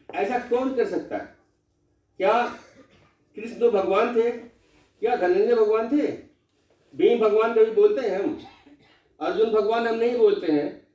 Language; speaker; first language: Hindi; non-native, local second language; Bhojpuri